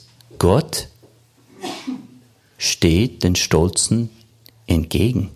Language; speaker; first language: German; non-native, fluent; English